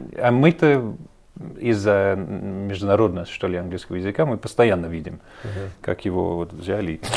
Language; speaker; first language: Russian; non-native, fluent; English